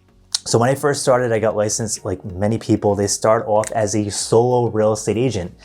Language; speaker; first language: English; native; English